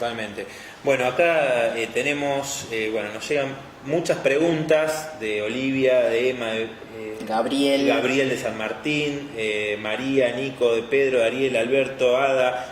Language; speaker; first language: Spanish; native; Spanish